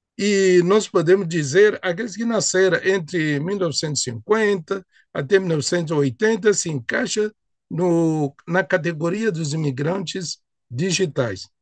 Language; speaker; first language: Portuguese; non-native, fluent; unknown